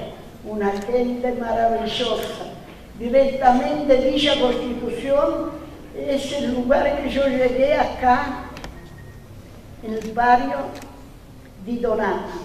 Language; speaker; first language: Spanish; non-native, learner; Italian